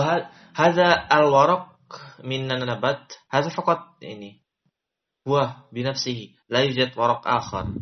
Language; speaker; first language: Arabic; non-native, learner; Indonesian